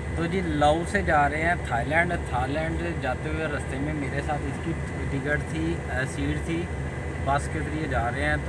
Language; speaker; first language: Urdu; non-native, local second language; Punjabi